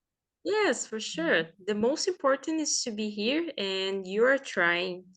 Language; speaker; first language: English; non-native, fluent; Portuguese